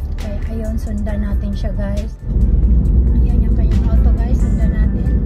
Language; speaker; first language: Filipino; native; Filipino